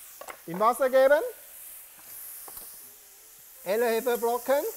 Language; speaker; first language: German; non-native, learner; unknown